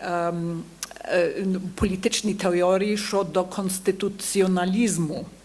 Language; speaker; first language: Ukrainian; early bilingual, heritage; Ukrainian